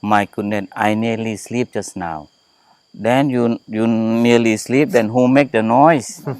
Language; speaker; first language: English; non-native, learner; Thai